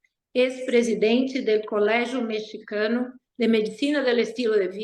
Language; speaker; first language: Spanish; non-native, fluent; Portuguese